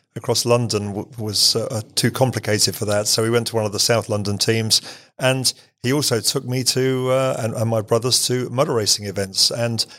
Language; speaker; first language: English; native; English